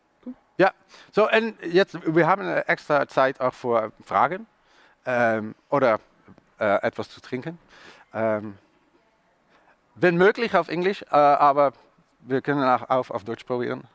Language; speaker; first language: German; non-native, learner; Dutch